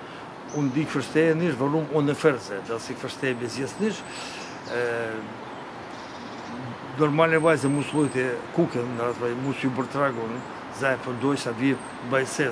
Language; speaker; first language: German; non-native, learner; Russian